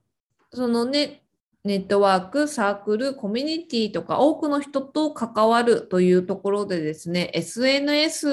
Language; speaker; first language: Japanese; native; Japanese